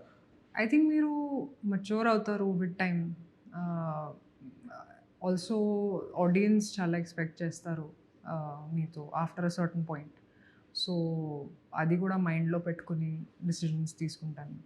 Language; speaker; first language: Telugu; non-native, local second language; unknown